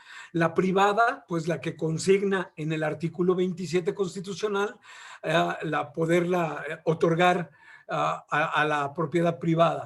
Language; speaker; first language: Spanish; native; Spanish